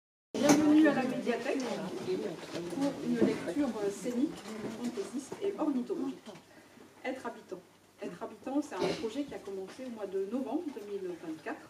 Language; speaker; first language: French; native; French